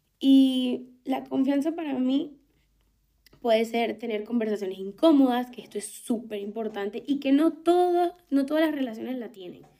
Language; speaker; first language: Spanish; native; Spanish